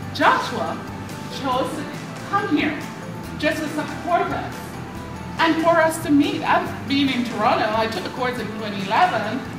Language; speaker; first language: English; non-native, fluent; Spanish